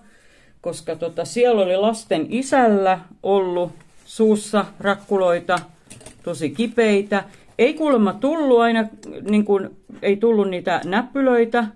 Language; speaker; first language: Finnish; native; Finnish